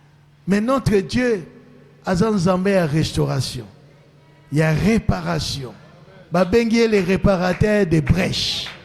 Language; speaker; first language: French; non-native, local second language; Lingala